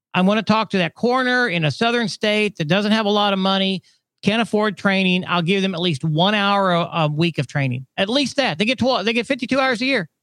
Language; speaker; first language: English; non-native, fluent; German